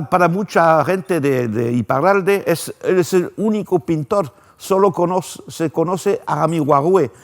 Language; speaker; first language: Spanish; non-native, fluent; French